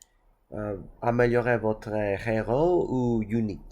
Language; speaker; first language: French; non-native, learner; English